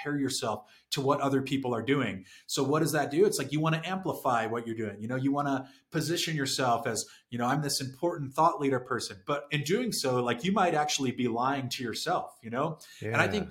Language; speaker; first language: English; native; English